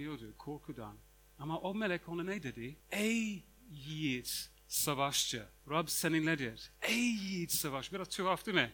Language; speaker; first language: Turkish; non-native, fluent; English